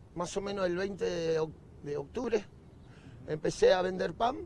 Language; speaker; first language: Spanish; native; Spanish